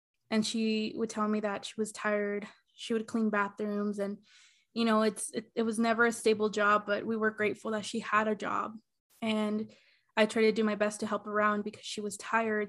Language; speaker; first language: English; early bilingual, other home language; Spanish